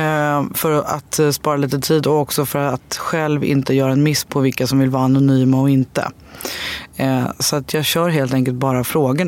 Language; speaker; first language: Swedish; native; Swedish